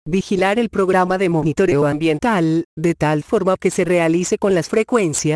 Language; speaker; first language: Spanish; native; Spanish